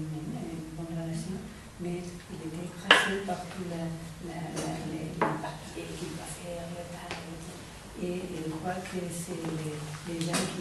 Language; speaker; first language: French; non-native, fluent; Spanish